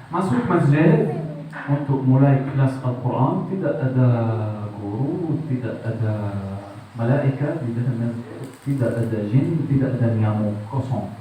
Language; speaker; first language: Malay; non-native, learner; Arabic